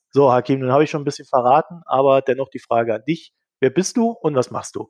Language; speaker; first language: German; native; German